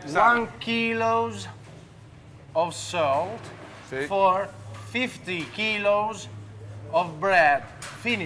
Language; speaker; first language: English; non-native, learner; Italian